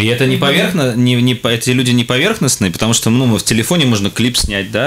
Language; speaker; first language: Russian; native; Russian